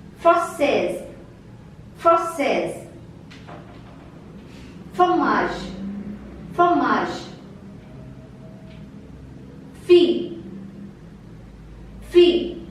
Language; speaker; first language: French; non-native, fluent; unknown